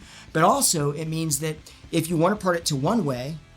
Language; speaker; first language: English; native; English